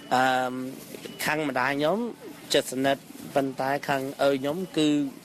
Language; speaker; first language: Khmer; non-native, fluent; English